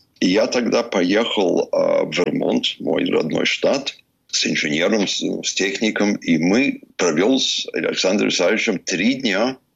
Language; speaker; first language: Russian; early bilingual, heritage; Russian